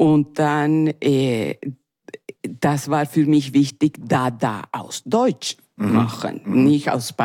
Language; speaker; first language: German; non-native, learner; Spanish